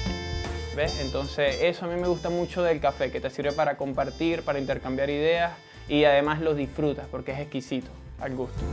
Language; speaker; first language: Spanish; native; Spanish